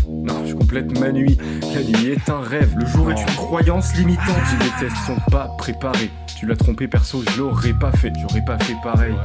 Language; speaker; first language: French; native; French